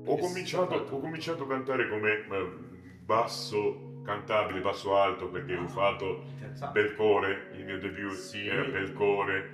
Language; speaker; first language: Italian; non-native, learner; Georgian